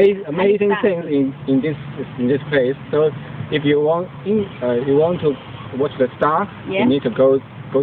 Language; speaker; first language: English; non-native, learner; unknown